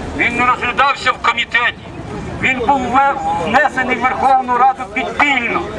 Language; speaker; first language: Ukrainian; native; Ukrainian